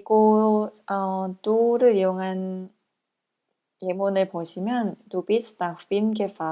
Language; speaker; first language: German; non-native, learner; Korean